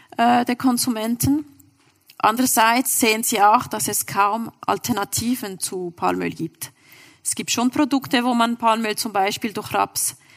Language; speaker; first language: German; non-native, local second language; French